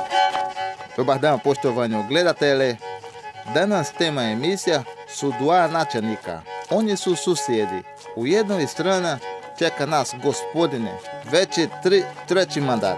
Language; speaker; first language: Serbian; non-native, learner; Portuguese